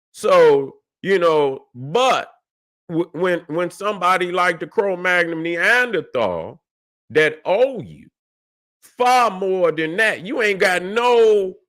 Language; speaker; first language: English; native; English